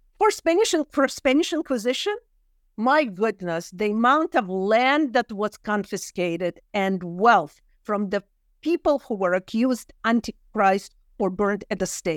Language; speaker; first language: English; non-native, fluent; Russian